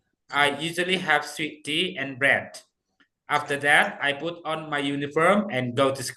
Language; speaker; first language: English; non-native, fluent; Indonesian